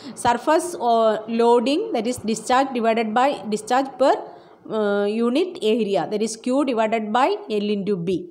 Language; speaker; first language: English; non-native, local second language; Malayalam